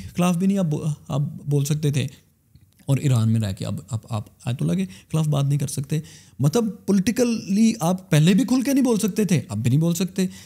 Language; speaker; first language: Urdu; native; Urdu